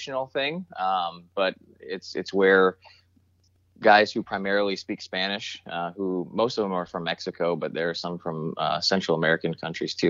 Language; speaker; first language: English; native; English